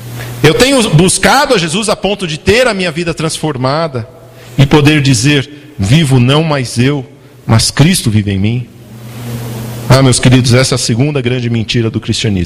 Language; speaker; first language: Portuguese; native; Portuguese